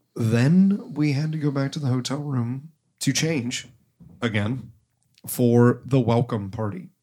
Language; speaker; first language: English; native; English